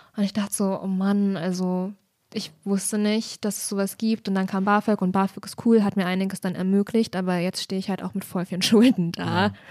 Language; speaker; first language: German; native; German